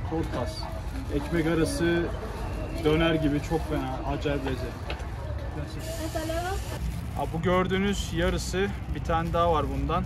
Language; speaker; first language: Turkish; native; Turkish